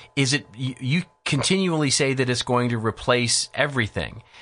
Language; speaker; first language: English; native; English